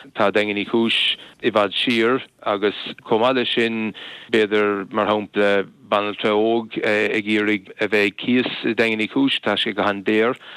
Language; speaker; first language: Irish; non-native, local second language; English